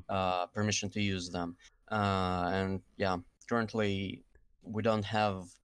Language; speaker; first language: English; non-native, fluent; Russian